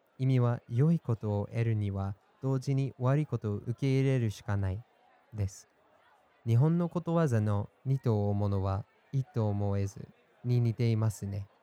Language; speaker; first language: Japanese; non-native, fluent; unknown